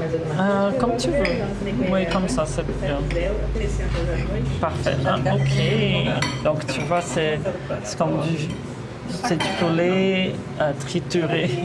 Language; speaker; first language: French; non-native, fluent; Portuguese